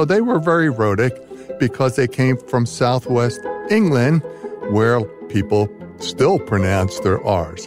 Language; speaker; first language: English; native; English